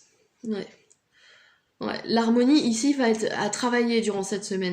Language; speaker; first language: French; native; French